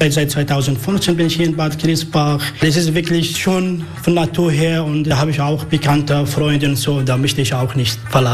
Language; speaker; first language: German; non-native, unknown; Arabic